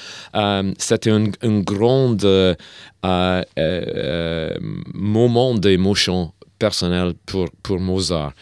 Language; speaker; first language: French; non-native, learner; English